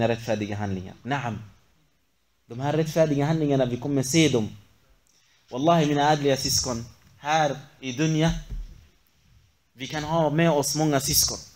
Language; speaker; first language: Swedish; non-native, fluent; Arabic